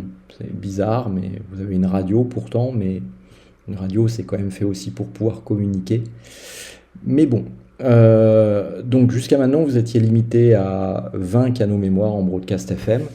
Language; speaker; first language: French; native; French